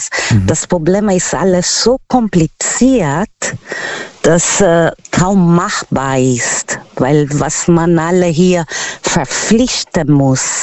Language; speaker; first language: German; non-native, learner; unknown